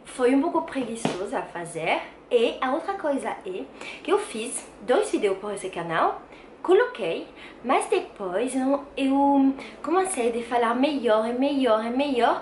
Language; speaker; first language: Portuguese; non-native, learner; French